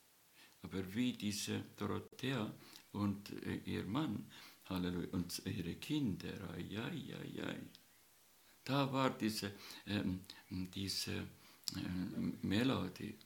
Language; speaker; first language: German; non-native, learner; Estonian